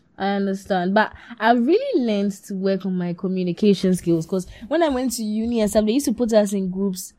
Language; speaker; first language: English; non-native, local second language; Akan